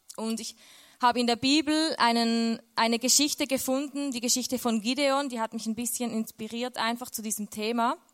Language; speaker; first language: German; native; German